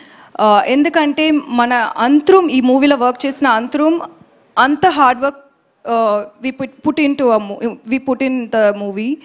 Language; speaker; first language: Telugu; non-native, local second language; Tamil